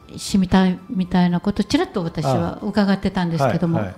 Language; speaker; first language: Japanese; native; Japanese